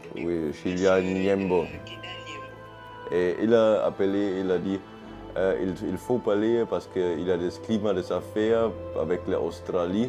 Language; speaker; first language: French; non-native, learner; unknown